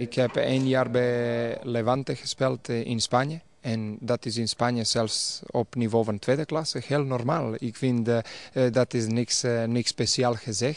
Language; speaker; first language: Dutch; non-native, fluent; Serbian